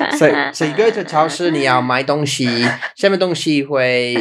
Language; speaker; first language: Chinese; non-native, learner; English